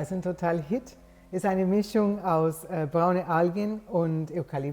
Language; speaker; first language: German; non-native, fluent; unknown